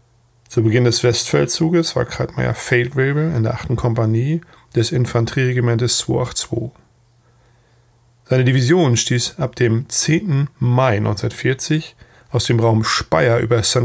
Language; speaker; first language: German; native; German